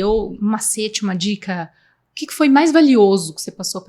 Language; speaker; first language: Portuguese; native; Portuguese